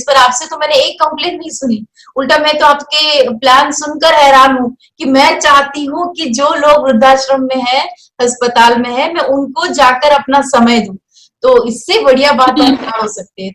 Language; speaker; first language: Hindi; native; Hindi